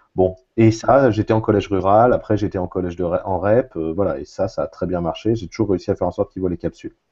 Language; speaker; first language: French; native; French